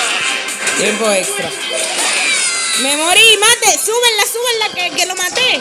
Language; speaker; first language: Spanish; native; Spanish